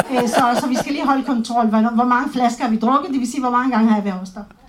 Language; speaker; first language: Danish; non-native, fluent; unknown